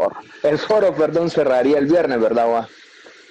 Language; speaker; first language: Spanish; native; Spanish